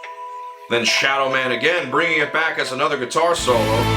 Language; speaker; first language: English; native; English